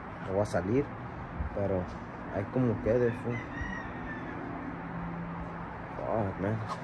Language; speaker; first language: Spanish; early bilingual, heritage; Spanish